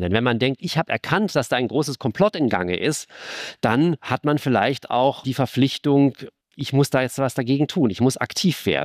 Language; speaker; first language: German; native; German